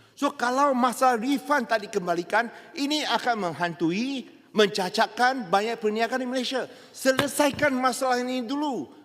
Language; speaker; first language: Malay; non-native, local second language; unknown